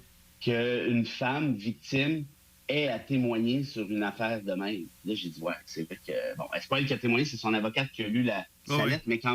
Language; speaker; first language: French; native; French